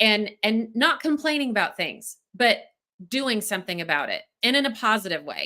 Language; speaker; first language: English; native; English